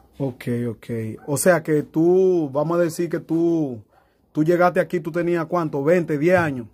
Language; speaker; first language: Spanish; native; Spanish